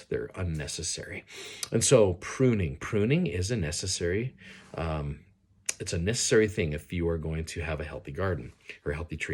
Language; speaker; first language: English; native; English